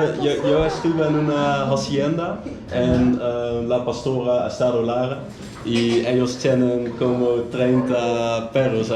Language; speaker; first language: Spanish; non-native, learner; Dutch